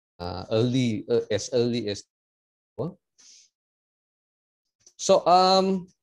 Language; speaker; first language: English; non-native, local second language; Malay